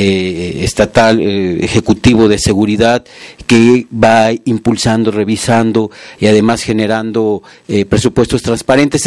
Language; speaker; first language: Spanish; native; Spanish